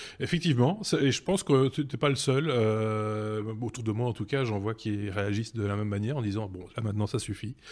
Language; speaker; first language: French; native; French